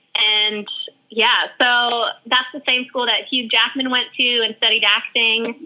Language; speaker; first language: English; early bilingual, other home language; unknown